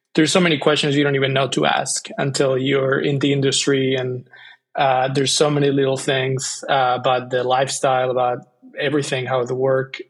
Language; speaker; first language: English; non-native, fluent; Spanish